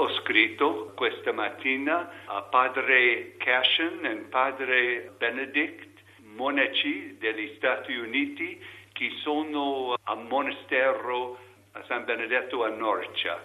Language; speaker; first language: Italian; non-native, learner; English